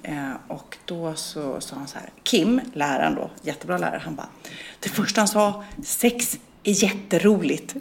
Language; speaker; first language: Swedish; native; Swedish